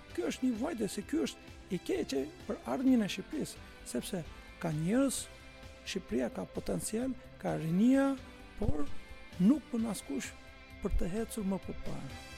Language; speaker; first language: Albanian; non-native, fluent; Turkish